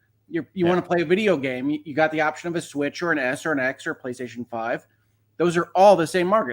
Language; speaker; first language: English; native; English